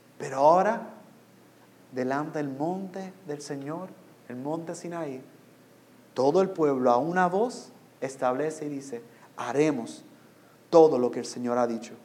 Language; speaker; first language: Spanish; non-native, fluent; English